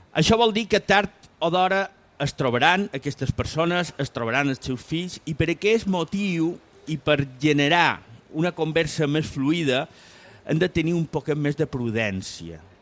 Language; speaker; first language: Catalan; non-native, local second language; Spanish